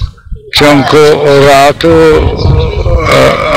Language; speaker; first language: Turkish; non-native, learner; English